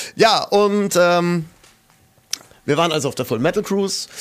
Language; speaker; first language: German; native; German